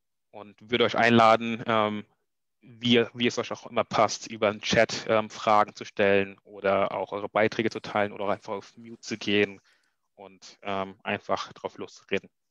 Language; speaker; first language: German; native; German